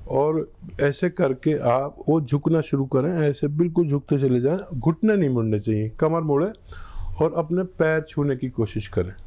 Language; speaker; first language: Hindi; native; Hindi